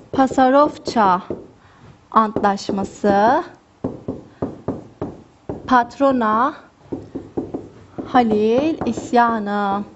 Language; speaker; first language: Turkish; native; Turkish